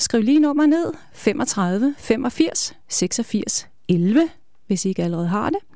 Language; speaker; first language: Danish; native; Danish